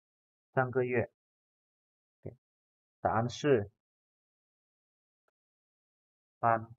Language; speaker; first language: Chinese; non-native, fluent; Indonesian